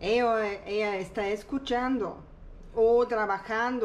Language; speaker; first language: Spanish; non-native, learner; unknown